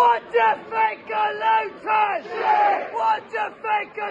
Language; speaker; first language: English; native; English